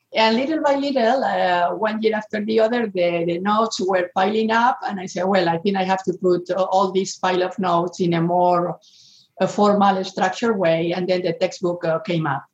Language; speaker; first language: English; non-native, fluent; Spanish